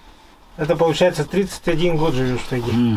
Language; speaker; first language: Russian; native; Russian